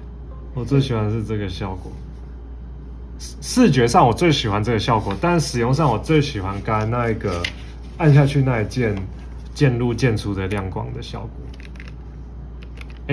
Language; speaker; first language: Chinese; native; Chinese